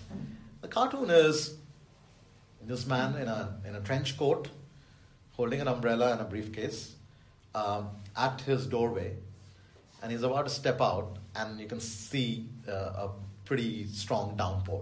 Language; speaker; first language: English; non-native, local second language; Bangla